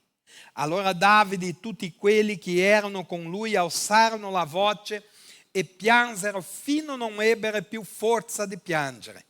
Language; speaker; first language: Italian; non-native, fluent; Portuguese